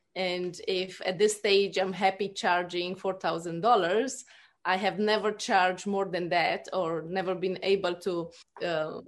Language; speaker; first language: English; non-native, fluent; Romanian